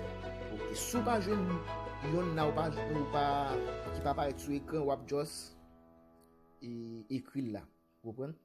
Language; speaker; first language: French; non-native, local second language; Haitian Creole